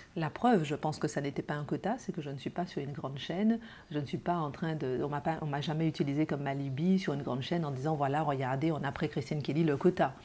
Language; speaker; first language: French; non-native, local second language; Guadeloupean Creole French